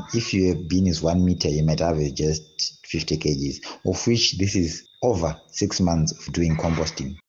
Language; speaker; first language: English; non-native, local second language; Shona